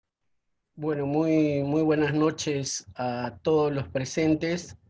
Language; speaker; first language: Spanish; native; Spanish